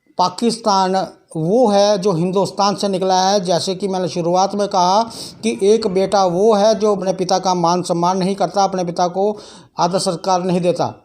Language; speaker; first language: Hindi; non-native, local second language; Dogri